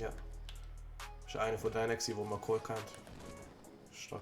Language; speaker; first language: German; native; German